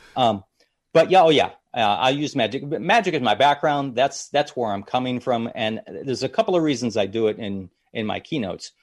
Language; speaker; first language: English; native; English